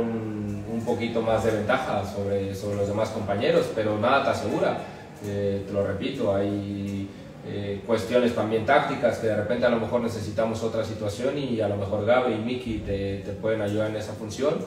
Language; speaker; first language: Spanish; native; Spanish